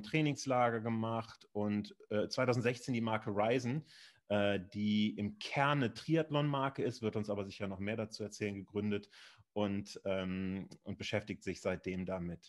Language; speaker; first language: German; native; German